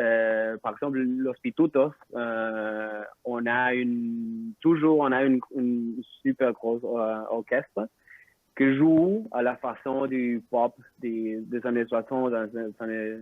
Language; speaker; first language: French; non-native, local second language; Spanish